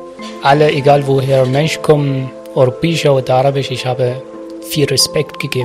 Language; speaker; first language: German; non-native, learner; Arabic